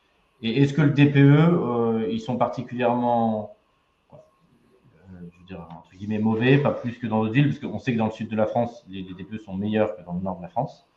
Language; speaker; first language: French; native; French